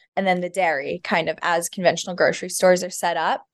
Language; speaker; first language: English; native; English